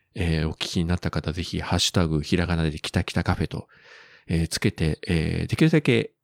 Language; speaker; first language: Japanese; native; Japanese